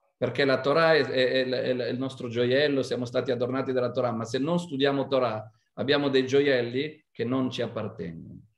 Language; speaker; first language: Italian; non-native, fluent; Hebrew